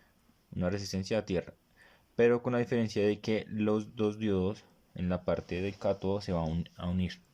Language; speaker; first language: Spanish; native; Spanish